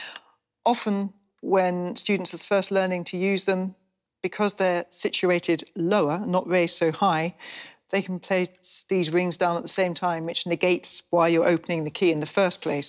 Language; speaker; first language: English; native; English